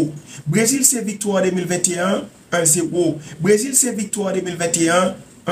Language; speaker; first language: French; non-native, local second language; Haitian Creole